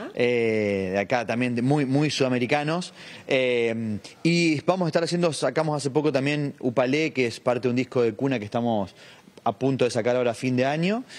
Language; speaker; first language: Spanish; native; Spanish